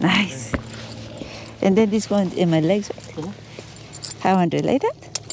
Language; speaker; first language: English; non-native, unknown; Spanish